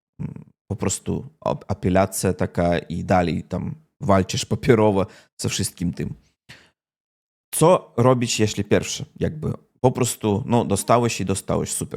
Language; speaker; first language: Polish; non-native, learner; Russian